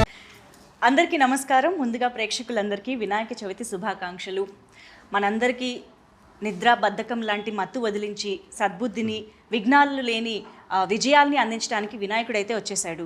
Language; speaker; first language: Telugu; native; Telugu